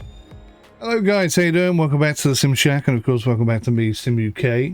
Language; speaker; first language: English; native; English